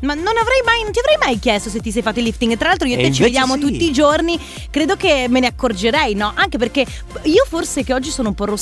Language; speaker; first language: Italian; native; Italian